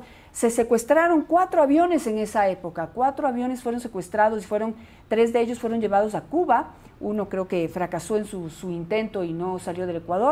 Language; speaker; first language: Spanish; native; Spanish